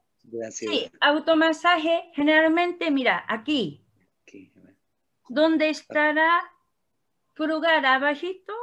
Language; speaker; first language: Spanish; non-native, learner; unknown